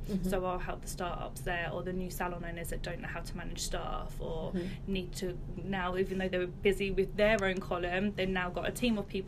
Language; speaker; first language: English; native; English